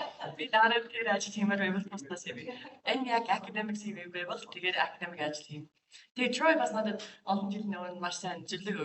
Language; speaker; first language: Mongolian; non-native, fluent; English